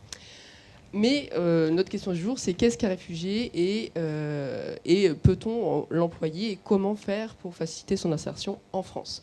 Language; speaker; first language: French; native; French